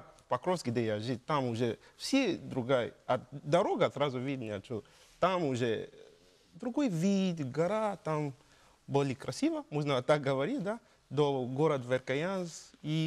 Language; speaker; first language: Russian; non-native, learner; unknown